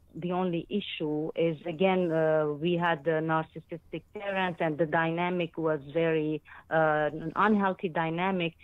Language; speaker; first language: English; non-native, fluent; Arabic